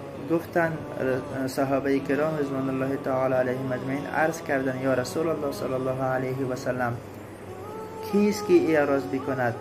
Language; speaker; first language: Persian; native; Persian